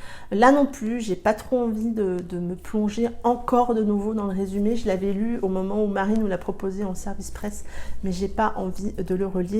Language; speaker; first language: French; native; French